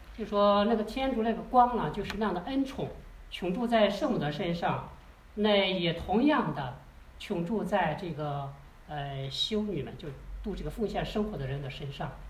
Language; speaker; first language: Chinese; native; Chinese